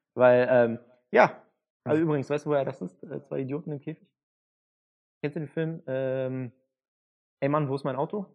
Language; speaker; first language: German; early bilingual, other home language; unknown